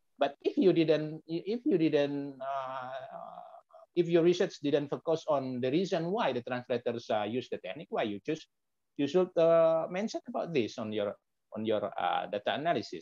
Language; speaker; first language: English; non-native, fluent; Indonesian